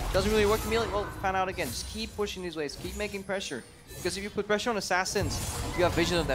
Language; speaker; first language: English; native; English